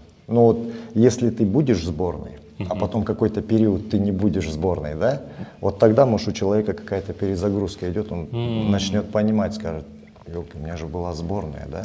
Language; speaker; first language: Russian; native; Russian